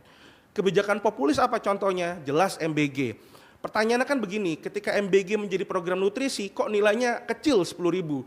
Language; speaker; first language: Indonesian; native; Indonesian